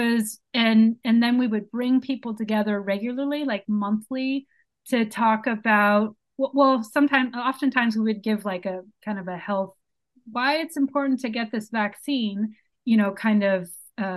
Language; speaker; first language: English; native; English